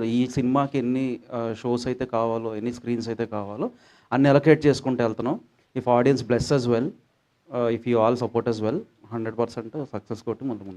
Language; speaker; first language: Telugu; native; Telugu